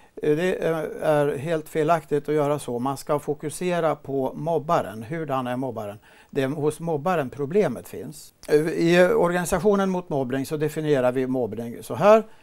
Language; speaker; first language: Swedish; native; Swedish